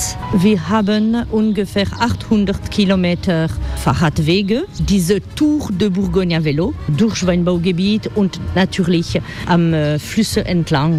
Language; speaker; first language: German; non-native, fluent; French